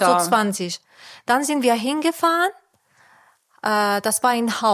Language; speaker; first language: German; non-native, fluent; Persian